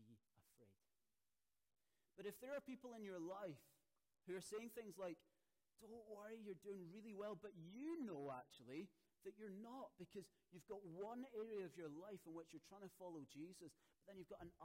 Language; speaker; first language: English; native; English